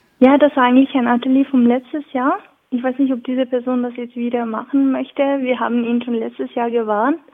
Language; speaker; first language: German; non-native, local second language; French